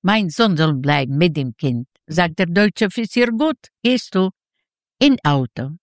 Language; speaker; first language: German; non-native, learner; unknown